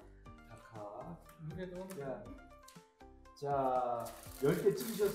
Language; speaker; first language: Korean; native; Korean